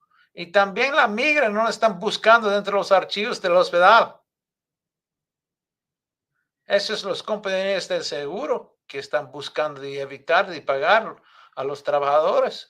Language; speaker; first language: Spanish; non-native, fluent; English